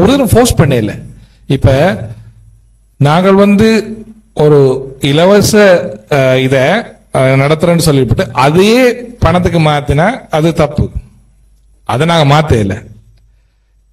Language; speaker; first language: Tamil; native; Tamil